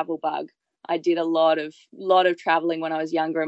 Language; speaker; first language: English; native; English